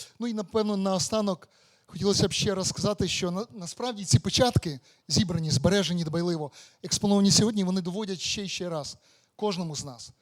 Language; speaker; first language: Ukrainian; native; Ukrainian